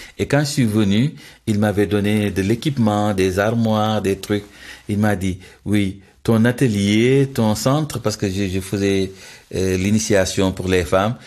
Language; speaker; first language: French; non-native, local second language; Wolof